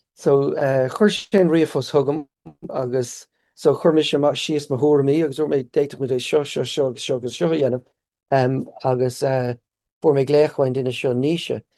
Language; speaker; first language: Irish; native; Irish